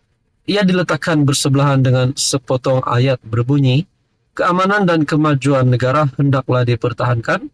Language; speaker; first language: Malay; native; Malay